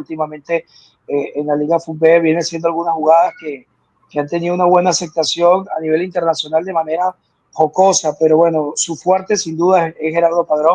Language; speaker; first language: Spanish; native; Spanish